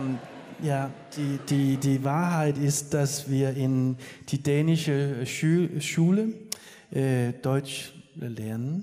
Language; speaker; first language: German; non-native, learner; Danish